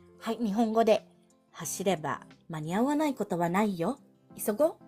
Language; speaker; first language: Japanese; non-native, fluent; Filipino